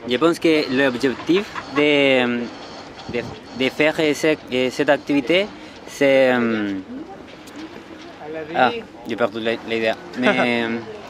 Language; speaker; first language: French; non-native, learner; Spanish